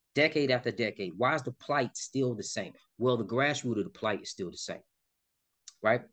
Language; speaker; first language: English; native; English